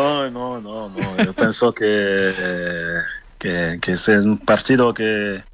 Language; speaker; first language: Spanish; non-native, fluent; French